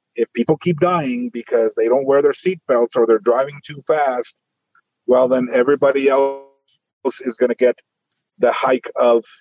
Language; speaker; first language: English; non-native, fluent; Spanish